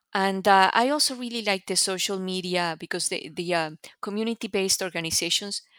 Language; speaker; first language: English; non-native, fluent; Spanish